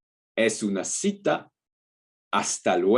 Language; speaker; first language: Spanish; non-native, fluent; French